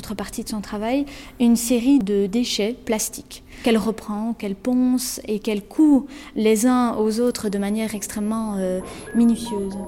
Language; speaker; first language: French; native; French